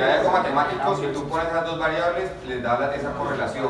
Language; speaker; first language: Spanish; native; Spanish